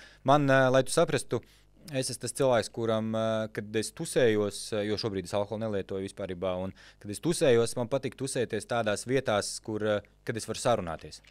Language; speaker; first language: Latvian; native; Latvian